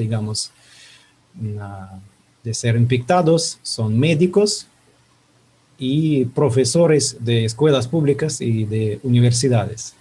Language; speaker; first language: Spanish; non-native, fluent; Russian